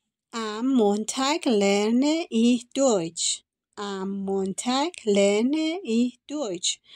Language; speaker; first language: German; non-native, fluent; Persian